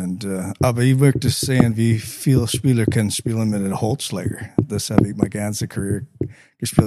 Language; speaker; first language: German; non-native, learner; English